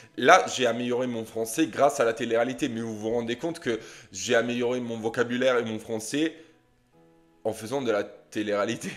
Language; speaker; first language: French; non-native, fluent; Italian